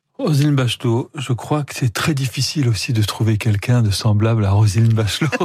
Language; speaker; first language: French; native; French